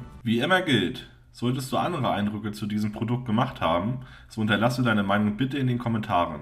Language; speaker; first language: German; native; German